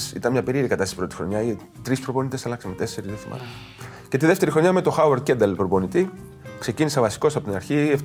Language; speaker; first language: Greek; native; Greek